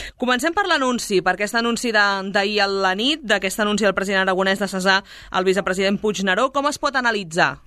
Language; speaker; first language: Catalan; native; Catalan